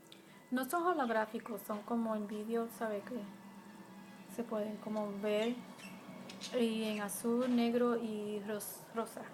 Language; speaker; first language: Spanish; early bilingual, heritage; Spanish